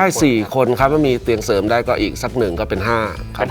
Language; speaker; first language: Thai; native; Thai